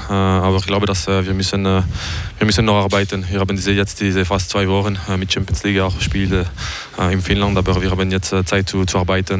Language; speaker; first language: German; non-native, learner; French